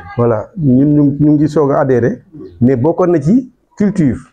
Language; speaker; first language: Wolof; non-native, local second language; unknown